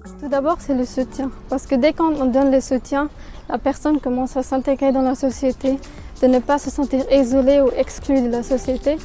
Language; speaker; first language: French; non-native, fluent; Persian